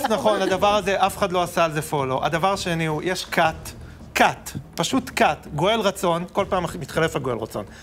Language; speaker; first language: Hebrew; native; Hebrew